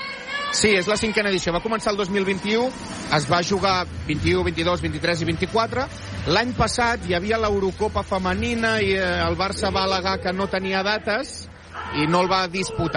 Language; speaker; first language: Catalan; native; Catalan